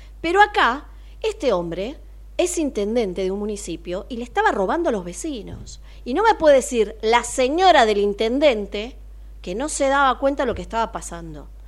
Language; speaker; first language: Spanish; native; Spanish